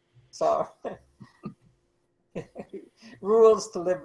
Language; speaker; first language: English; native; English